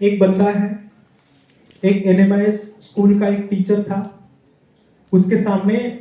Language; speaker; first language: Hindi; non-native, local second language; Marathi